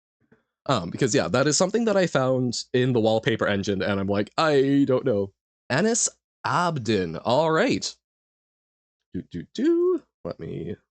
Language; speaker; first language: English; native; English